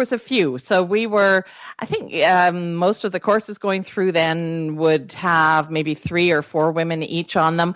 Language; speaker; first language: English; native; English